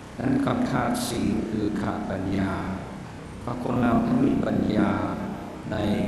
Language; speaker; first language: Thai; non-native, fluent; English